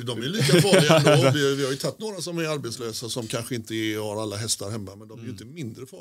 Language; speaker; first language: Swedish; native; Swedish